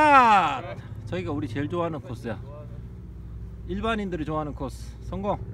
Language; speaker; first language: Korean; native; Korean